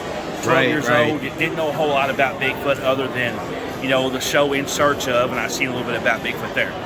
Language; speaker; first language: English; native; English